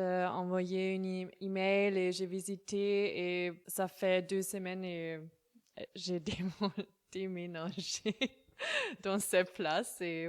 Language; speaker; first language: French; non-native, learner; German